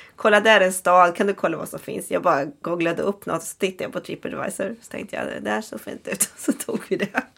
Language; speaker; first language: Swedish; native; Swedish